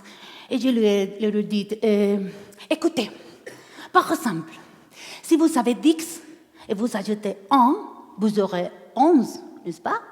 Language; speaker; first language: French; non-native, learner; Spanish